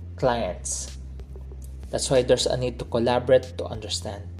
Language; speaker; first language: English; non-native, local second language; Filipino